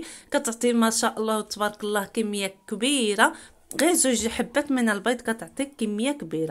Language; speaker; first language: Arabic; non-native, local second language; Riffian